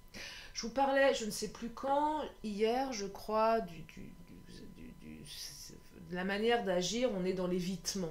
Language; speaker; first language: French; native; French